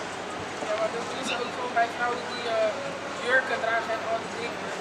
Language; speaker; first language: Dutch; native; Dutch